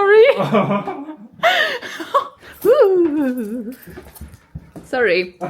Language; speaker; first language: English; non-native, learner; French